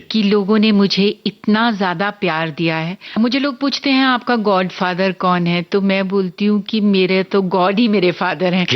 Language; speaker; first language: Hindi; non-native, local second language; Punjabi